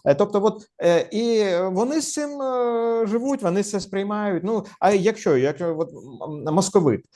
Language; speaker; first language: Ukrainian; non-native, local second language; Russian